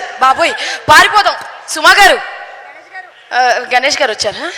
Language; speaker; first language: Telugu; non-native, local second language; Tamil